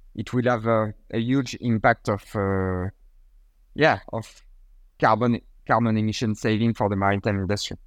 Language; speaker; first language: English; non-native, fluent; French